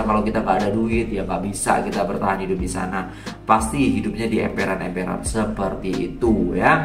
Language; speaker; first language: Indonesian; native; Indonesian